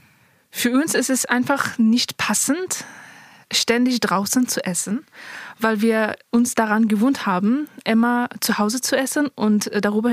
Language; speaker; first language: German; non-native, fluent; Persian